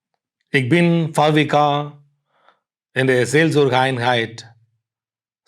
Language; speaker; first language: German; non-native, fluent; Tamil